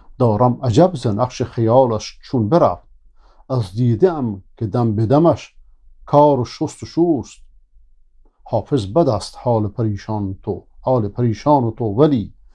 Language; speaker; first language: Persian; native; Persian